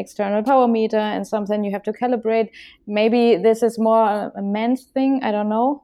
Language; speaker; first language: English; non-native, fluent; German